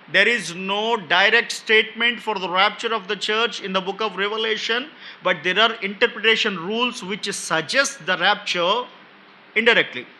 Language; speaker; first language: English; non-native, local second language; Telugu